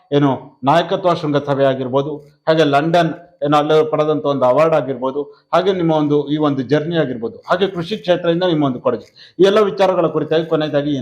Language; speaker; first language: Kannada; native; Kannada